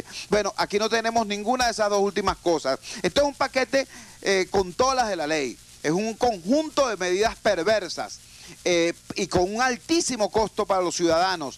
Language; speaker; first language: Spanish; native; Spanish